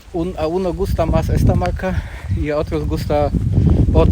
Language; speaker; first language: Spanish; non-native, fluent; Polish